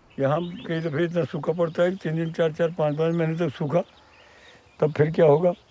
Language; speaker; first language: Hindi; non-native, local second language; Garhwali